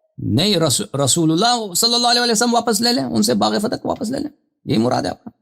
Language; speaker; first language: Urdu; non-native, fluent; Persian